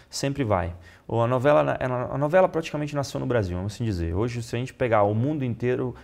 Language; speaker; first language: Portuguese; non-native, fluent; Italian